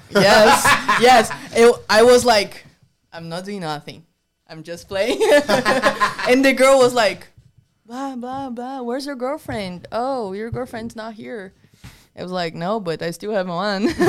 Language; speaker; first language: English; non-native, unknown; Portuguese